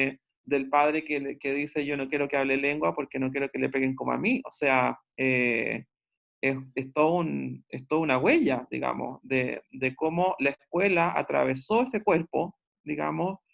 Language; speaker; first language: Spanish; native; Spanish